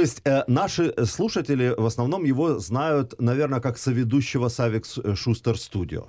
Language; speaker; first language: Russian; native; Russian